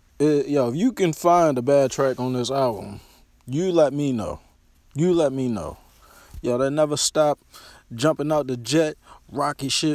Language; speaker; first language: English; native; English